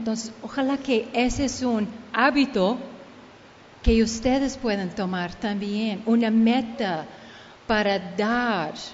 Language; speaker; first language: Spanish; early bilingual, heritage; Spanish